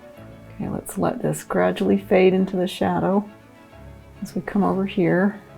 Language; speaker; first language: English; native; English